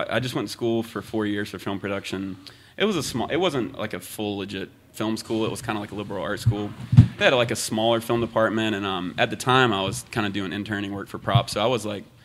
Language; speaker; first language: English; native; English